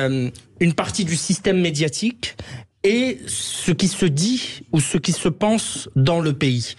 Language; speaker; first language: French; native; French